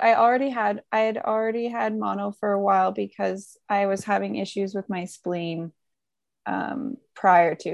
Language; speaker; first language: English; native; English